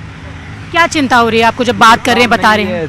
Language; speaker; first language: Hindi; native; Hindi